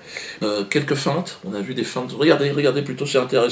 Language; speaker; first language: French; native; French